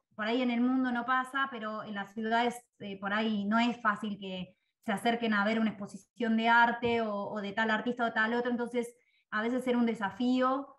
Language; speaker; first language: Spanish; native; Spanish